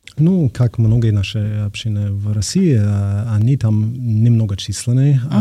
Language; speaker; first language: Russian; non-native, fluent; English